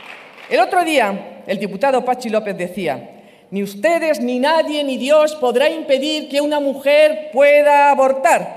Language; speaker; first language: Spanish; native; Spanish